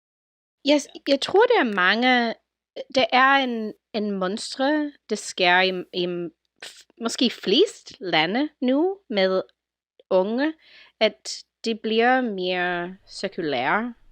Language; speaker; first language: Danish; non-native, fluent; English